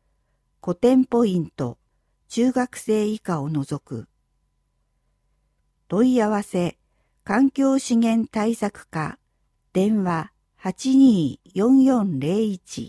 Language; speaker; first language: Japanese; native; Japanese